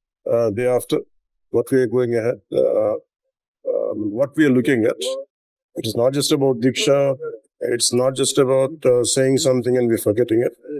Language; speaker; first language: English; non-native, local second language; Telugu